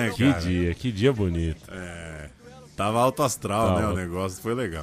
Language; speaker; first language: Portuguese; native; Portuguese